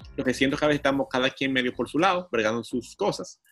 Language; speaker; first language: Spanish; native; Spanish